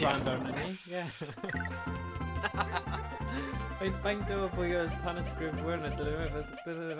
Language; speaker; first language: Welsh; native; Welsh